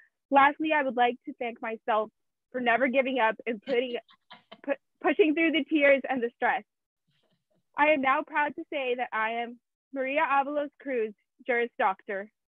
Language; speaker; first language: English; early bilingual, other home language; Spanish